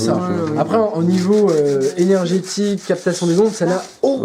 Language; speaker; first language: French; native; French